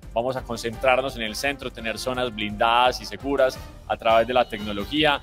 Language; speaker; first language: Spanish; native; Spanish